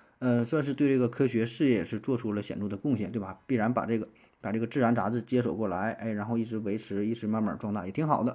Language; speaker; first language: Chinese; native; Chinese